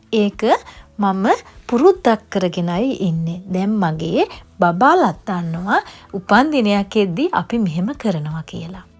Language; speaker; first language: Sinhala; native; Sinhala